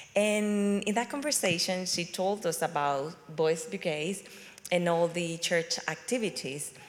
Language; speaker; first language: English; non-native, fluent; Spanish